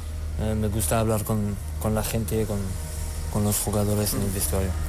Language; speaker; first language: Spanish; non-native, learner; French